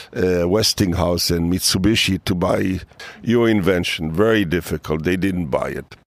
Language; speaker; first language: English; early bilingual, other home language; Hebrew